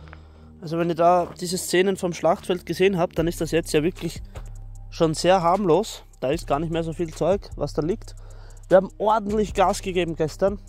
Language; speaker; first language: German; native; German